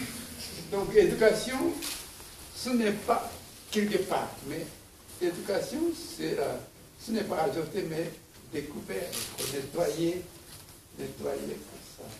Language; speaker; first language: French; non-native, learner; Japanese